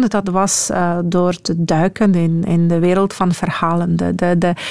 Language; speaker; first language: Dutch; non-native, fluent; Polish